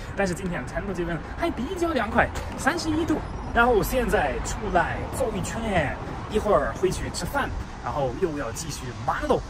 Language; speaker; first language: Chinese; non-native, fluent; German